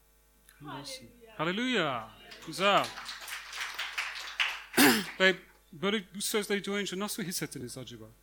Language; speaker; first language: Turkish; non-native, fluent; English